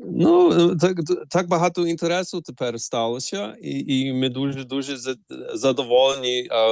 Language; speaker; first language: Ukrainian; early bilingual, heritage; Ukrainian